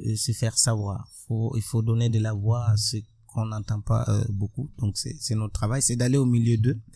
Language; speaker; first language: French; non-native, local second language; Mossi